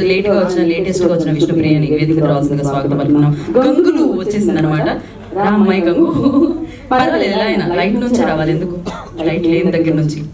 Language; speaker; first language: Telugu; native; Telugu